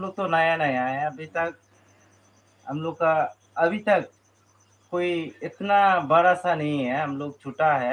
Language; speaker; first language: Hindi; non-native, local second language; Kok Borok